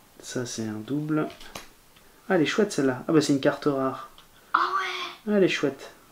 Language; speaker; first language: French; native; French